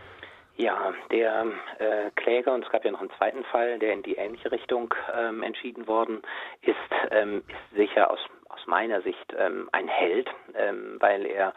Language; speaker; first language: German; native; German